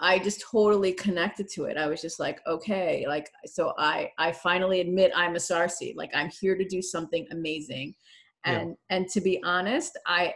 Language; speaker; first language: English; native; English